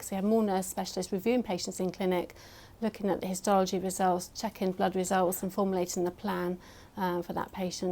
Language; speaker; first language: English; native; English